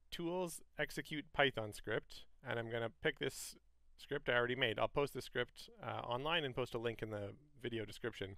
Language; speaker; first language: English; native; English